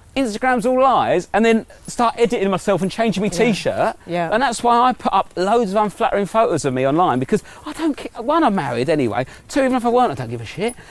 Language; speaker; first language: English; native; English